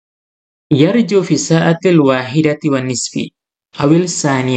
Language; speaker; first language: Arabic; non-native, fluent; Indonesian